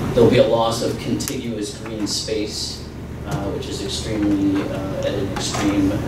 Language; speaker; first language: English; native; English